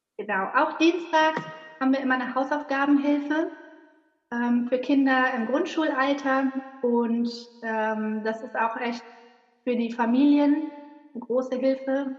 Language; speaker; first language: German; native; German